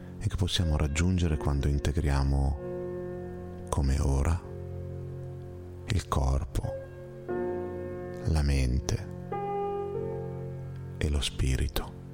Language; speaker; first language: Italian; native; Italian